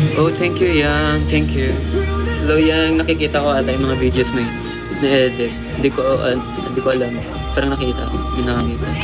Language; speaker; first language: Filipino; non-native, local second language; Hiligaynon